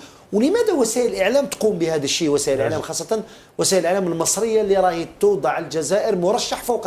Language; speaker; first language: Arabic; native; Arabic